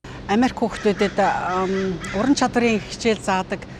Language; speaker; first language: Mongolian; native; Mongolian